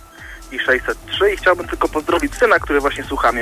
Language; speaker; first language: Polish; native; Polish